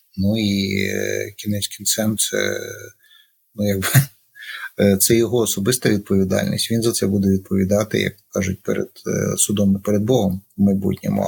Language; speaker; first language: Ukrainian; native; Ukrainian